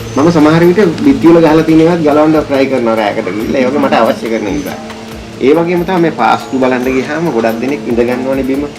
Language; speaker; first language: Sinhala; non-native, local second language; Tamil